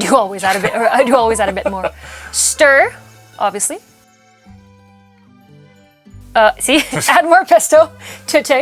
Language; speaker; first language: English; non-native, local second language; French